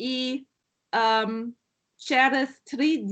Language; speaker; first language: Russian; non-native, learner; German